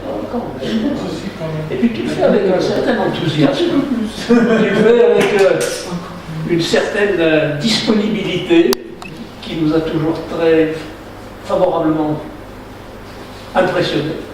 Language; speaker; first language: French; native; French